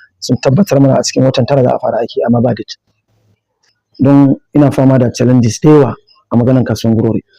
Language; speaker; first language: Hausa; native; Hausa